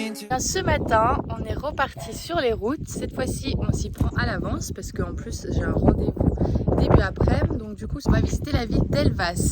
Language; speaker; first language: French; native; French